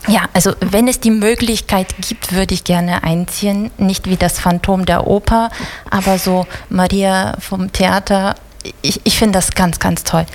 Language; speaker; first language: German; native; German